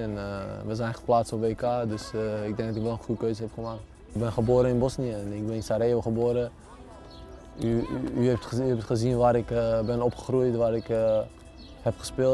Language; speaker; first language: Dutch; early bilingual, other home language; Bosnian